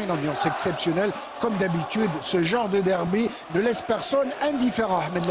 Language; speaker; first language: French; non-native, local second language; Arabic